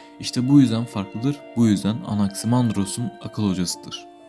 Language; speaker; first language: Turkish; native; Turkish